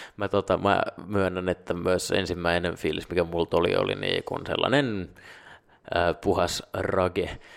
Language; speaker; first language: Finnish; non-native, local second language; Swedish